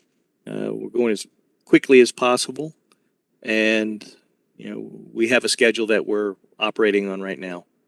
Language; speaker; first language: English; native; English